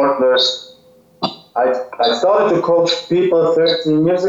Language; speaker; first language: English; non-native, fluent; Swiss German